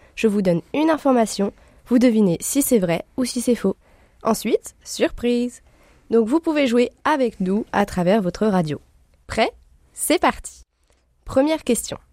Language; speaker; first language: French; native; French